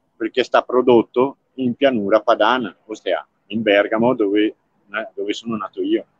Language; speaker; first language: Italian; native; Italian